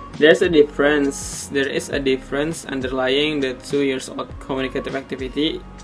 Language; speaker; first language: English; non-native, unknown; Indonesian